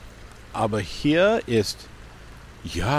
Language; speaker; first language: German; non-native, learner; English